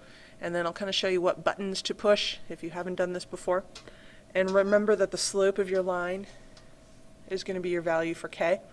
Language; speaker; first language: English; native; English